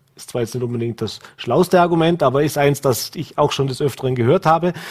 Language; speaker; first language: German; native; German